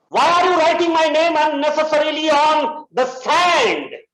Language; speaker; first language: English; non-native, local second language; Marathi